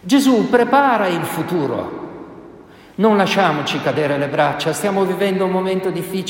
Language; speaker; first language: Italian; native; Italian